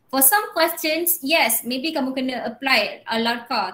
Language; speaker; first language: English; non-native, local second language; Malay